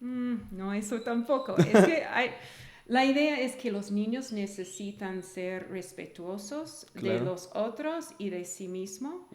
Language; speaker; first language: Spanish; non-native, fluent; English